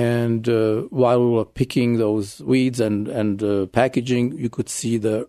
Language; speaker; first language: English; non-native, fluent; Czech